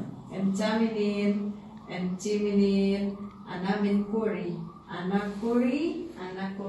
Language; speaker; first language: Arabic; non-native, learner; Korean